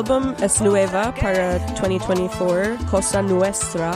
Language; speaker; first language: Spanish; non-native, local second language; English